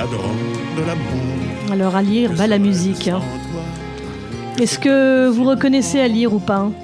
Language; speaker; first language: French; native; French